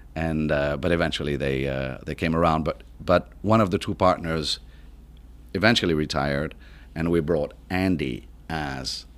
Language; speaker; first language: English; non-native, fluent; French